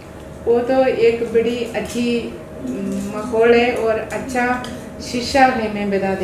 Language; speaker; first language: Hindi; non-native, local second language; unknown